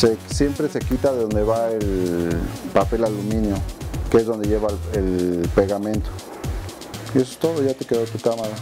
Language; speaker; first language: Spanish; native; Spanish